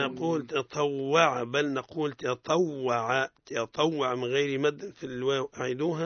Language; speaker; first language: Arabic; native; Arabic